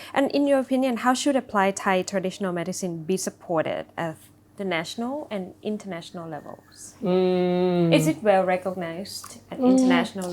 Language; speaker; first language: English; non-native, fluent; Thai